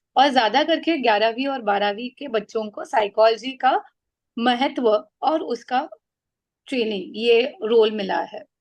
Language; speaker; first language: Hindi; non-native, local second language; Marathi